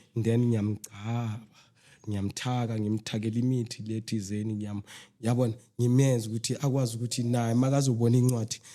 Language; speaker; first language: Zulu; non-native, local second language; Northern Sotho